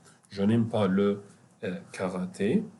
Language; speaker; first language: French; non-native, fluent; Arabic